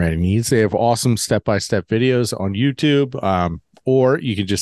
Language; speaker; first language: English; native; English